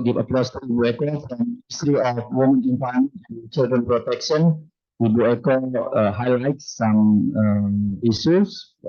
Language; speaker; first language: English; non-native, fluent; Indonesian